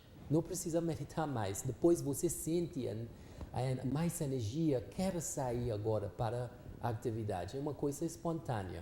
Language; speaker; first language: Portuguese; non-native, fluent; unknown